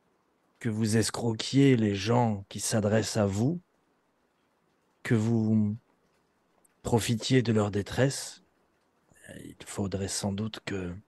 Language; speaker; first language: French; native; French